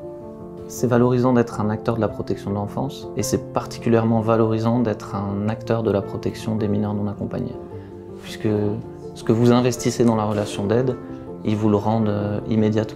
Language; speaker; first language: French; native; French